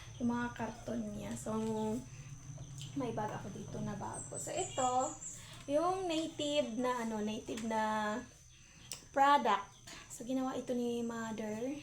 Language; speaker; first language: Filipino; non-native, local second language; Cebuano